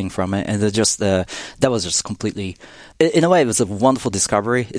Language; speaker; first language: English; non-native, fluent; Japanese